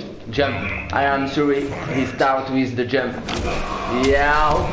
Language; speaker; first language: English; non-native, learner; French